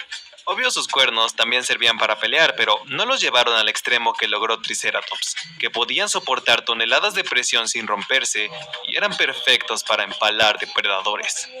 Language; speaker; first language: Spanish; native; Spanish